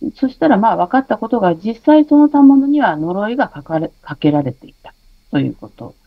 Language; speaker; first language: Japanese; native; Japanese